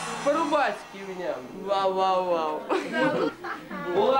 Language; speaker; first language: Russian; native; Russian